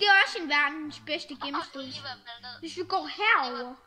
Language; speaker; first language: Danish; early bilingual, other home language; Arabic